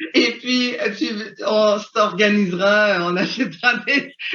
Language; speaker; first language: French; early bilingual, other home language; Haitian Creole